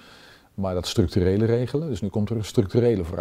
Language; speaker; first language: Dutch; native; Dutch